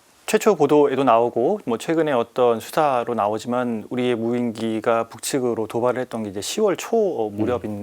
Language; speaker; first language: Korean; native; Korean